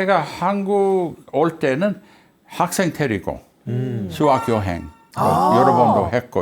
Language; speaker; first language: Korean; non-native, fluent; English